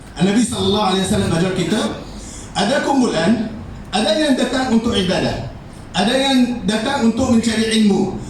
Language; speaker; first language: Malay; non-native, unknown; Arabic